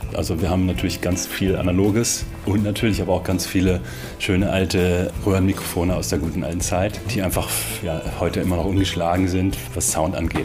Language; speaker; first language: German; native; German